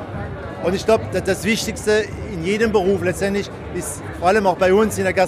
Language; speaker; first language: German; native; German